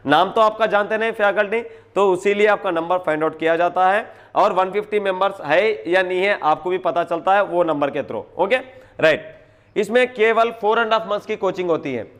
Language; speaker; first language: Hindi; non-native, local second language; Telugu